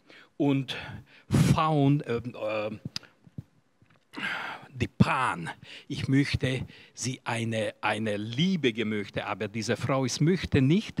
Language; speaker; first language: German; non-native, learner; Hungarian